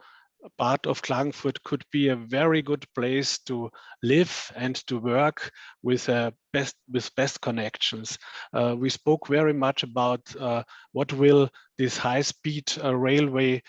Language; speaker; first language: English; non-native, fluent; German